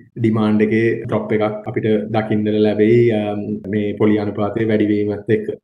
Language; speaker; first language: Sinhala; non-native, local second language; Tamil